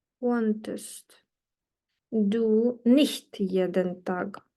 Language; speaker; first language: German; non-native, fluent; Ukrainian